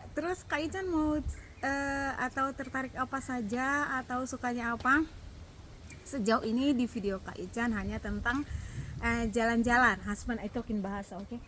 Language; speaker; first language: Indonesian; native; Indonesian